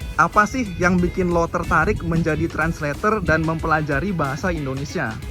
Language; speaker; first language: Indonesian; native; Indonesian